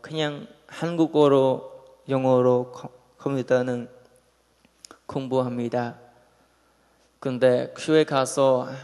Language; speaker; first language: Korean; non-native, learner; Khmer